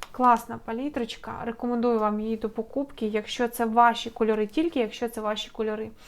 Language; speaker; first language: Ukrainian; non-native, local second language; Russian